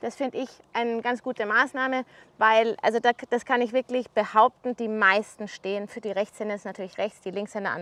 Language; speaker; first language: German; native; German